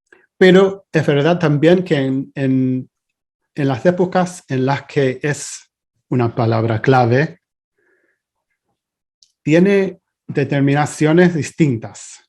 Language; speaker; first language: Spanish; non-native, fluent; English